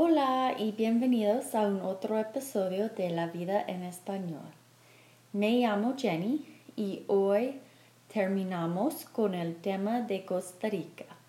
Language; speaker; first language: Spanish; non-native, fluent; English